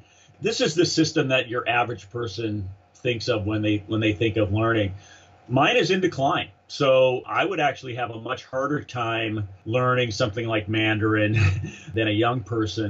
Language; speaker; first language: English; native; English